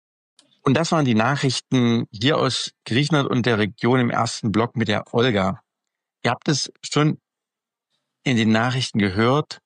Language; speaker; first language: German; native; German